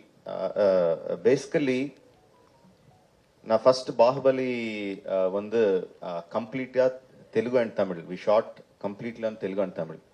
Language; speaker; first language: Tamil; non-native, fluent; Telugu